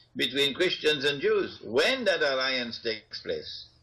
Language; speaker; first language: English; native; English